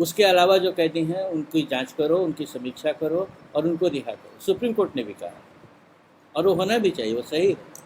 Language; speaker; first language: Hindi; native; Hindi